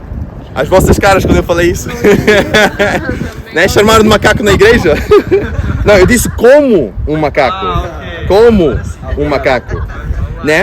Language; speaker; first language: Portuguese; non-native, fluent; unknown